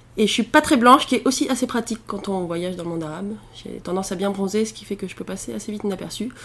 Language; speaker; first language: French; native; French